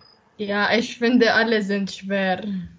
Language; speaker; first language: German; non-native, learner; Arabic